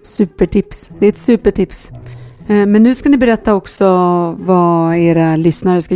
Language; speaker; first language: Swedish; native; Swedish